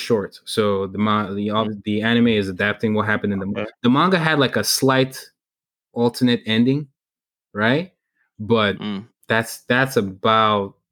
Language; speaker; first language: English; non-native, local second language; Igbo